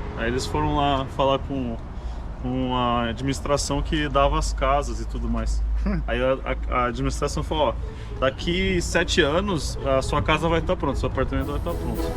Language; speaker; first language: Portuguese; early bilingual, other home language; Spanish